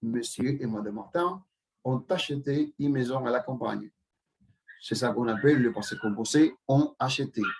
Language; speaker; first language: French; non-native, fluent; Spanish